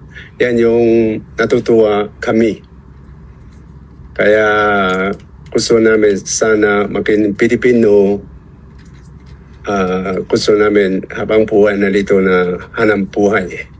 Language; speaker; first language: Filipino; non-native, fluent; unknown